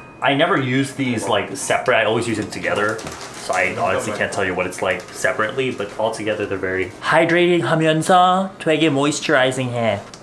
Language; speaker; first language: English; native; English